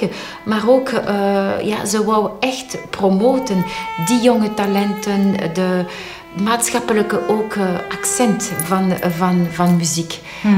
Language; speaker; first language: Dutch; non-native, local second language; French